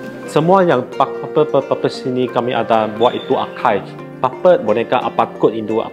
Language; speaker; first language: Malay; non-native, local second language; Chinese